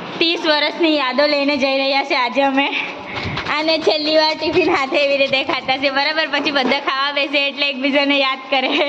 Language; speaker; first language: Gujarati; native; Gujarati